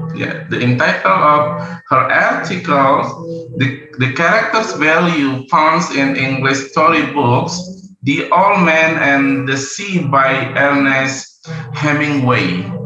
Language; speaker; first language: English; non-native, learner; Indonesian